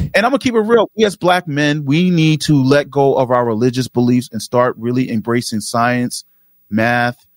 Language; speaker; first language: English; native; English